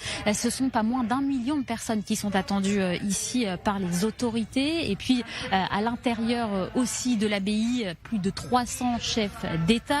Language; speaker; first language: French; native; French